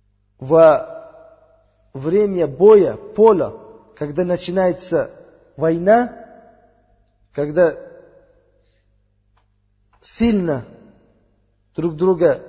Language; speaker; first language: Russian; non-native, learner; Uzbek